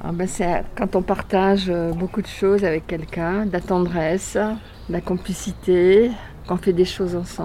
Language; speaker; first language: French; native; French